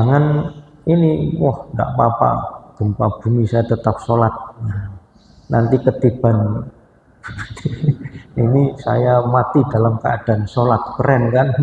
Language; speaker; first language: Indonesian; non-native, local second language; Javanese